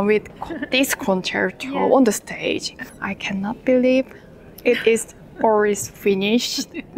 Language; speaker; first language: English; non-native, learner; Korean